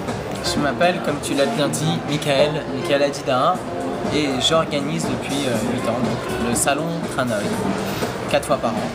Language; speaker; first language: French; native; French